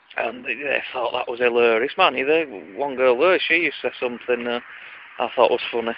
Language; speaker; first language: English; native; English